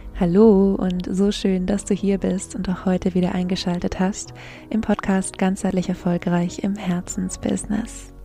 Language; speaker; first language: German; native; German